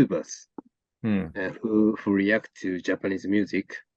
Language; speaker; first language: English; non-native, learner; Japanese